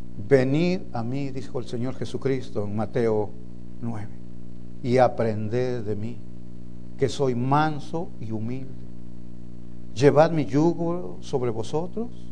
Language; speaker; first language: Spanish; native; Spanish